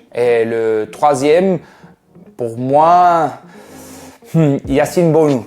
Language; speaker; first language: French; non-native, fluent; Spanish